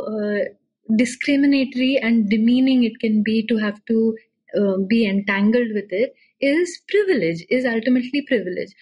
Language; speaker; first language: English; non-native, local second language; Marathi